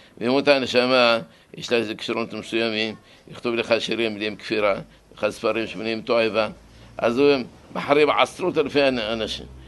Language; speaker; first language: Hebrew; non-native, fluent; Arabic